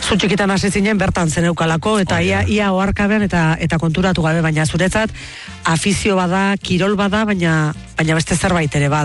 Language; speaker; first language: Basque; native; Basque